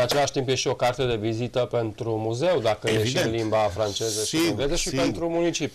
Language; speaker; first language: Romanian; native; Romanian